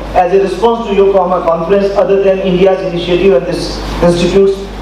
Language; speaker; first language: English; non-native, local second language; Hindi